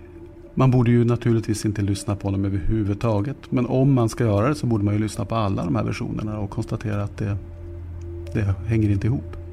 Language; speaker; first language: Swedish; native; Swedish